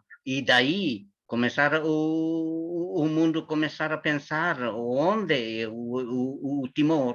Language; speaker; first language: Portuguese; non-native, learner; Tetum